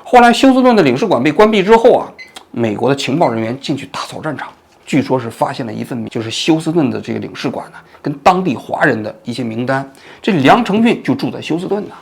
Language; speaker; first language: Chinese; native; Chinese